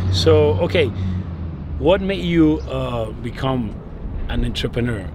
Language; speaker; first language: English; non-native, fluent; Spanish